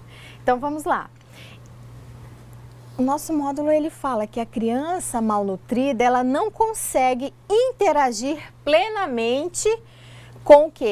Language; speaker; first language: Portuguese; native; Portuguese